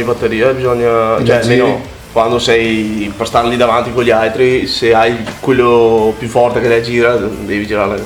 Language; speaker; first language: Italian; native; Italian